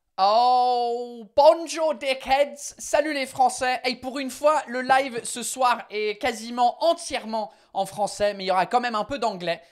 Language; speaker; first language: French; non-native, fluent; English